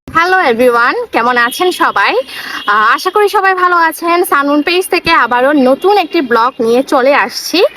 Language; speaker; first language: Bangla; non-native, local second language; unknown